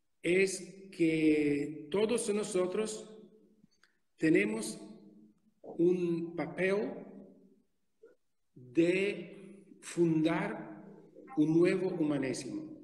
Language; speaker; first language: Spanish; non-native, fluent; Italian